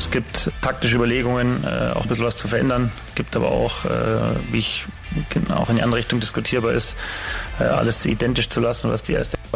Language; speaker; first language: German; native; German